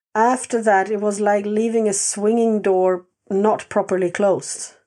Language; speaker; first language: English; non-native, fluent; Swedish